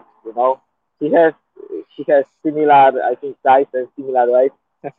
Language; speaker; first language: English; non-native, learner; Polish